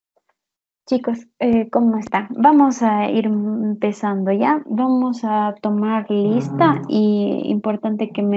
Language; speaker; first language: Spanish; native; Spanish